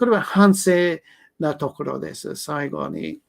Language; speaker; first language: Japanese; non-native, learner; English